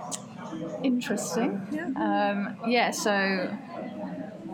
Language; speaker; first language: English; native; English